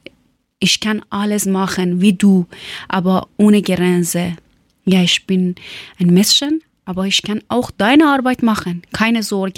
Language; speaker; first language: German; non-native, learner; Persian